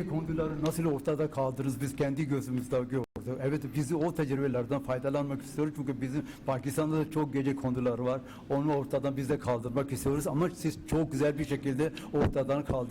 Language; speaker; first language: Turkish; non-native, fluent; Urdu